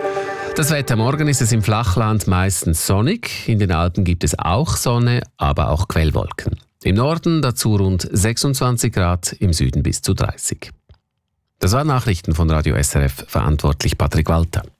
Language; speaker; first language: German; native; German